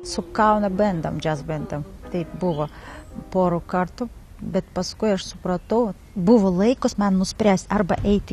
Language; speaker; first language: Lithuanian; non-native, learner; Kazakh